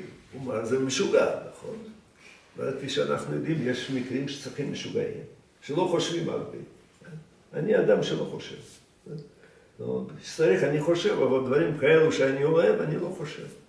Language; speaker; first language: Hebrew; non-native, fluent; Russian